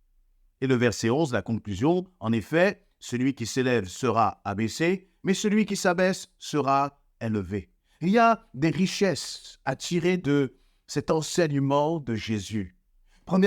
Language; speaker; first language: French; native; French